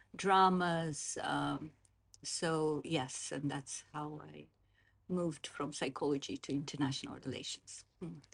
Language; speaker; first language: English; non-native, fluent; Azerbaijani